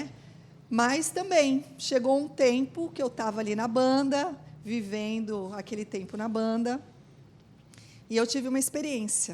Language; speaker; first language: Portuguese; native; Portuguese